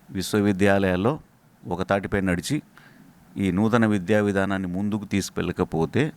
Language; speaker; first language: Telugu; native; Telugu